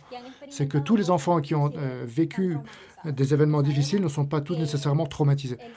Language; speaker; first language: French; native; French